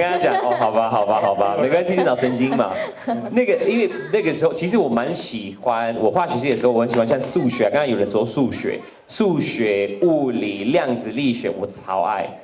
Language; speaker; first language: Chinese; non-native, fluent; English